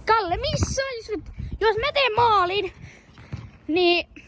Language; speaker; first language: Finnish; native; Finnish